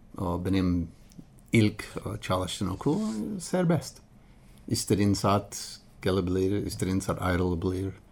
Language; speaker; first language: Turkish; non-native, learner; English